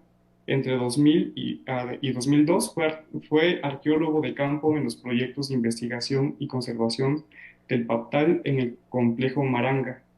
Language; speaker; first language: Spanish; native; Spanish